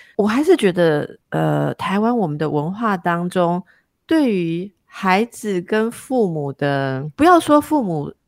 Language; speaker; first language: Chinese; native; Chinese